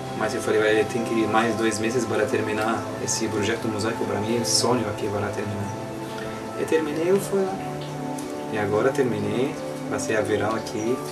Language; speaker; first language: Portuguese; non-native, learner; Arabic